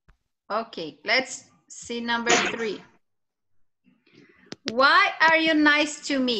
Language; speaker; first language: English; non-native, fluent; Portuguese